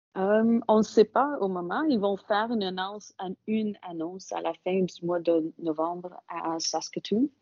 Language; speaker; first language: French; non-native, local second language; English